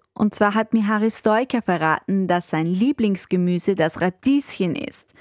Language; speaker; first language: German; native; German